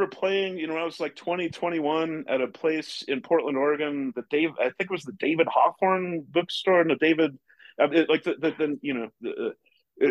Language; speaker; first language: English; native; English